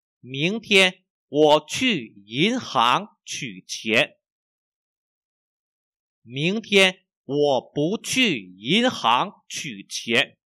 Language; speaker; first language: Chinese; non-native, fluent; Vietnamese